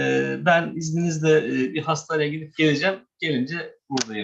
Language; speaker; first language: Turkish; native; Turkish